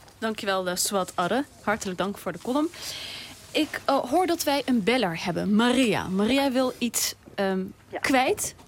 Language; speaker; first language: Dutch; early bilingual, other home language; Turkish